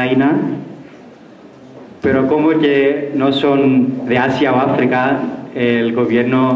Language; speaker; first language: Spanish; non-native, fluent; Greek